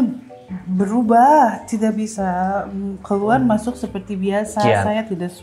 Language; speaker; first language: Indonesian; native; Indonesian